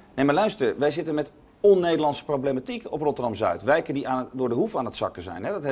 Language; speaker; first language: Dutch; native; Dutch